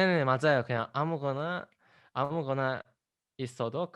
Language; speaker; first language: Korean; non-native, learner; Indonesian